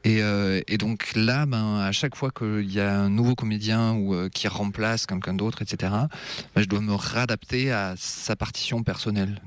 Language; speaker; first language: French; native; French